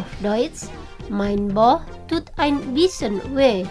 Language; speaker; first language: German; non-native, fluent; Indonesian